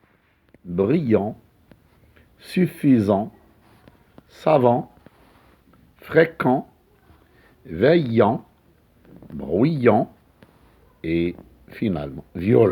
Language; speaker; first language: French; non-native, local second language; Arabic